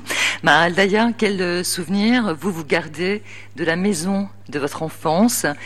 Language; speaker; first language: French; native; French